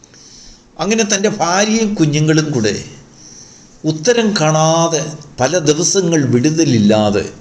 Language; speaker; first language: Malayalam; native; Malayalam